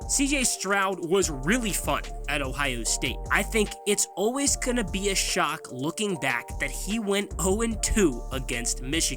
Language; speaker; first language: English; native; English